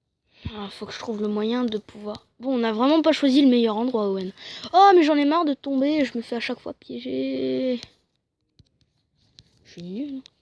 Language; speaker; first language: French; native; French